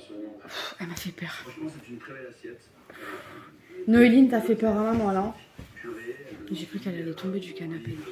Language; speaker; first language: French; native; French